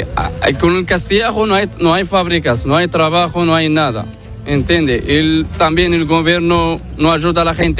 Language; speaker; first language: Spanish; non-native, learner; Arabic